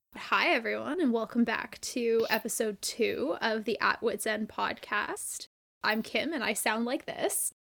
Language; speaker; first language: English; native; English